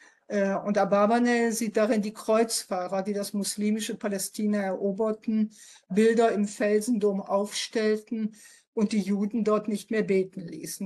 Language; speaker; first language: German; native; German